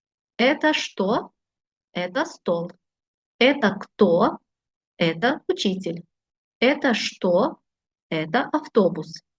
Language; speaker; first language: Russian; non-native, fluent; Uzbek